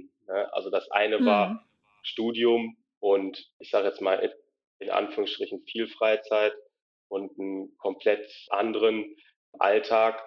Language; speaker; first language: German; native; German